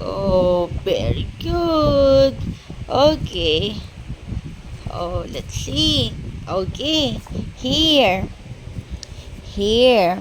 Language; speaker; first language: English; non-native, local second language; Filipino